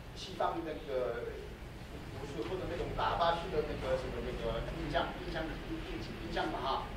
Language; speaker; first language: Chinese; non-native, fluent; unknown